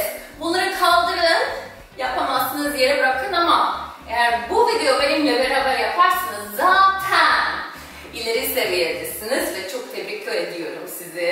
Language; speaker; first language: Turkish; non-native, fluent; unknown